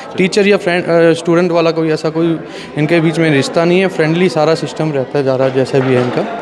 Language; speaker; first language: Hindi; native; Hindi